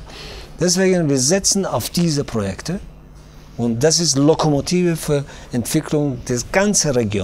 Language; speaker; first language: German; non-native, learner; Tajik